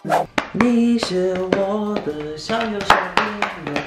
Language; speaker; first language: Chinese; non-native, learner; Turkish